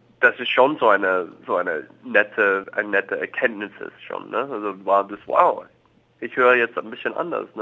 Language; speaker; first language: German; non-native, fluent; English